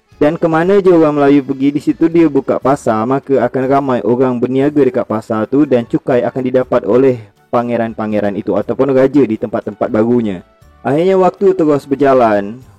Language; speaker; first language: Malay; native; Malay